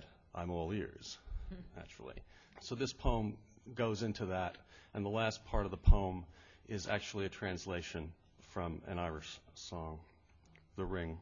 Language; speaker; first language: English; native; English